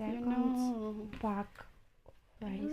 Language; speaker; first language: English; non-native, learner; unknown